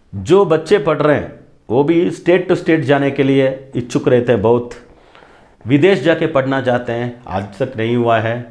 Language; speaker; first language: Hindi; non-native, local second language; Kannada